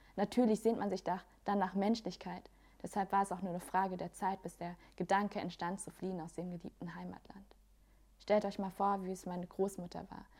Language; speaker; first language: German; native; German